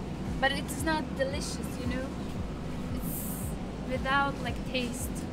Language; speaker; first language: English; non-native, learner; Uzbek